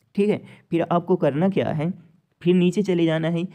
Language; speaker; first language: Hindi; native; Hindi